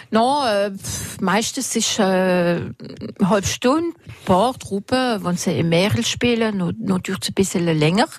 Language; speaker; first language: German; non-native, local second language; French